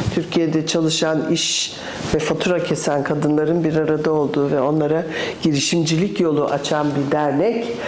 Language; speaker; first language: Turkish; early bilingual, other home language; English